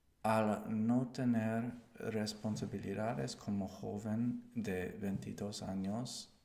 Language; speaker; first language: Spanish; non-native, learner; English